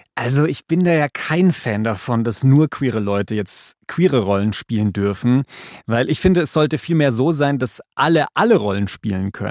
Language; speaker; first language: German; native; German